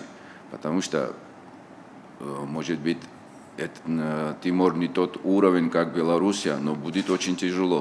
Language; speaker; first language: Russian; non-native, local second language; Tajik